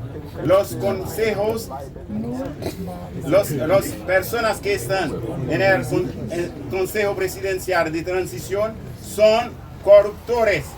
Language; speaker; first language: Spanish; non-native, local second language; Haitian Creole